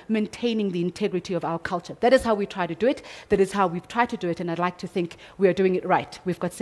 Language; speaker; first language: English; non-native, local second language; Zulu